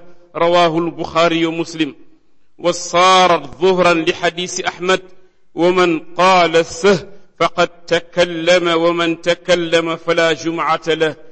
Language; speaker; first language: Arabic; non-native, fluent; Wolof